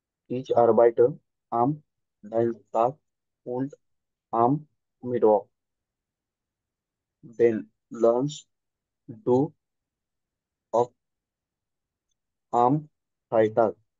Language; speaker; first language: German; non-native, learner; Marathi